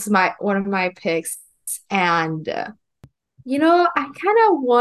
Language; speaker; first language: English; non-native, fluent; Spanish